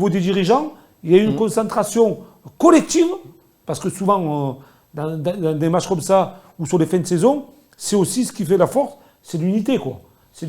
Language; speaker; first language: French; native; French